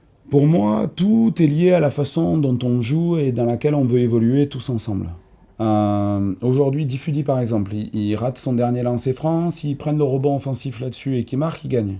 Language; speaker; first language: French; native; French